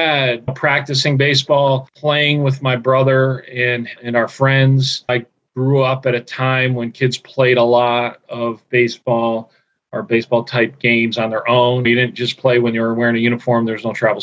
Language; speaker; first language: English; native; English